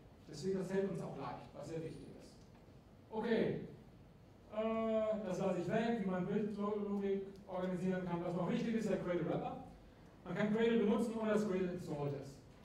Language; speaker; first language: German; native; German